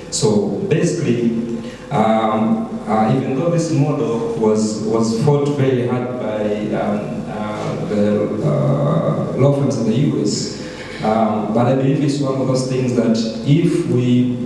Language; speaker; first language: English; non-native, local second language; Swahili